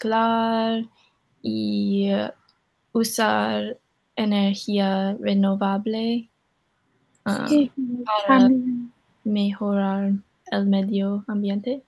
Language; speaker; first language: Spanish; non-native, learner; English